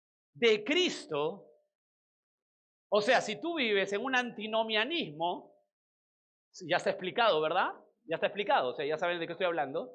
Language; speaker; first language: Spanish; native; Spanish